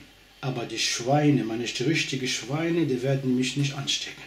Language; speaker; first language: German; non-native, fluent; Arabic